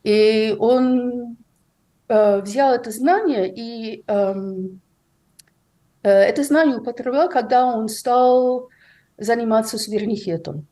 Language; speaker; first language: Russian; non-native, fluent; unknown